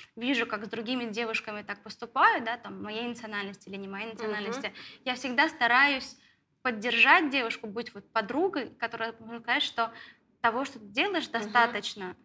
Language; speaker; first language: Russian; native; Russian